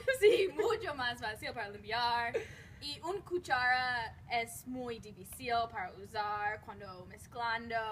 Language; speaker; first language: Spanish; non-native, learner; English